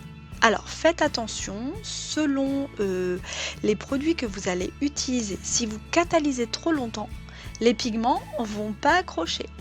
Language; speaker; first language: French; native; French